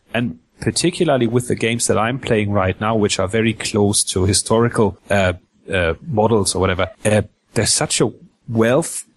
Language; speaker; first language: English; non-native, fluent; German